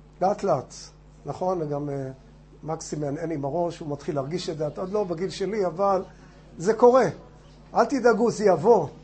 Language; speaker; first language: Hebrew; non-native, fluent; English